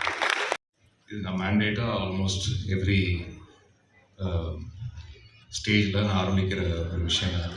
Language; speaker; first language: Tamil; native; Tamil